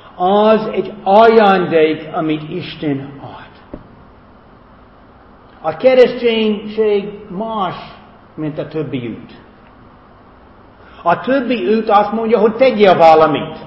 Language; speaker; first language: Hungarian; non-native, fluent; English